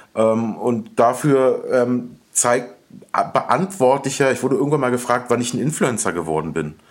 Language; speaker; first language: German; native; German